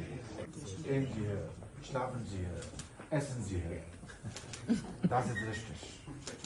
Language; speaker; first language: German; non-native, learner; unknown